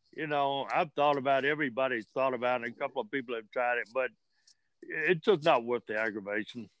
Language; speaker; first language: English; native; English